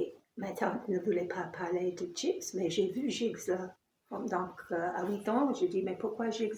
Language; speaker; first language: French; non-native, fluent; English